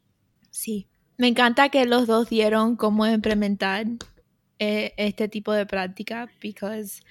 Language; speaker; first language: Spanish; early bilingual, heritage; Spanish